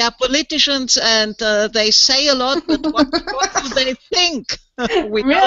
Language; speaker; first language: English; non-native, fluent; German